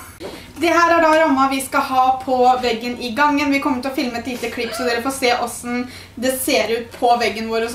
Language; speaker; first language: Norwegian; native; Norwegian